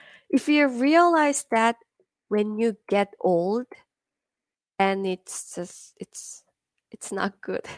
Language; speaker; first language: English; non-native, fluent; Korean